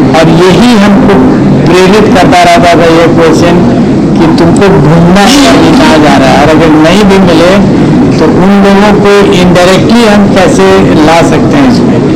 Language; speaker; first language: Hindi; native; Hindi